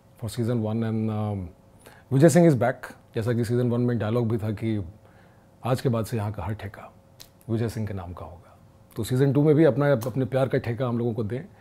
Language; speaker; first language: Hindi; native; Hindi